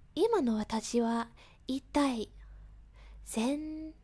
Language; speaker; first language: Japanese; non-native, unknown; English